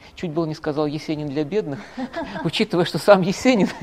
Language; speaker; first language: Russian; native; Russian